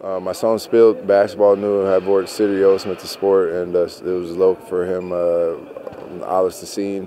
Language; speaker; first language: Dutch; non-native, fluent; English